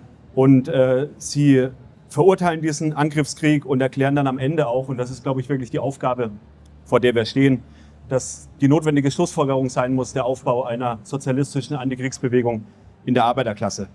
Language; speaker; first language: German; native; German